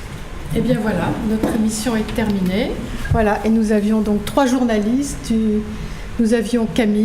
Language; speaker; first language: French; native; French